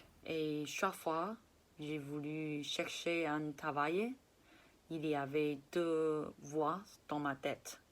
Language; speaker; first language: French; non-native, fluent; Chinese